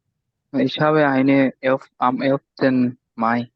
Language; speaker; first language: German; non-native, learner; Bangla